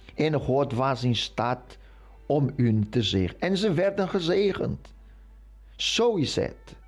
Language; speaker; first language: Dutch; non-native, fluent; Portuguese